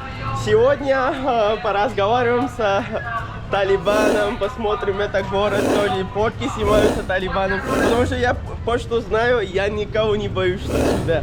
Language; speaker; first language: Russian; non-native, learner; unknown